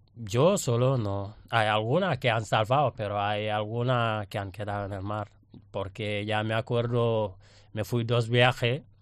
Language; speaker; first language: Spanish; non-native, fluent; Wolof